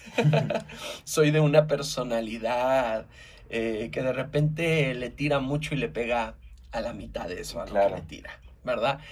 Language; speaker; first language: Spanish; native; Spanish